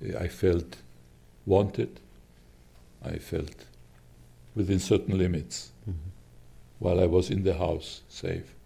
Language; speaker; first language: English; non-native, fluent; Slovak